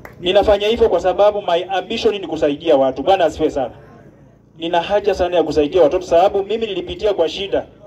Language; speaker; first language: Swahili; non-native, local second language; Luyia